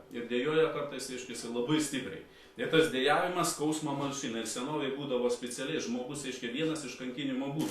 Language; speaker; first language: Lithuanian; native; Lithuanian